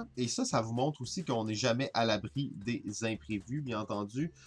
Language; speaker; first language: French; native; French